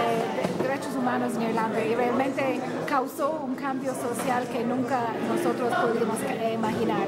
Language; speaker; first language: Spanish; non-native, fluent; English